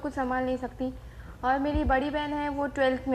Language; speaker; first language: Hindi; native; Hindi